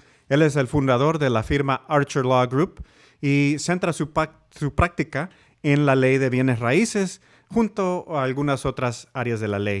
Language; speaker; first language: Spanish; early bilingual, heritage; English